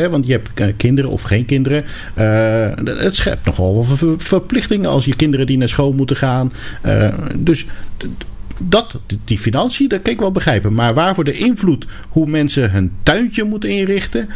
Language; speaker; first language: Dutch; native; Dutch